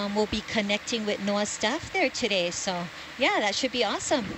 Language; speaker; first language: English; native; English